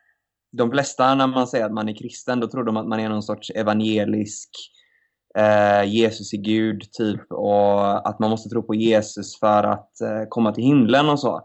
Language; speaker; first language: Swedish; native; Swedish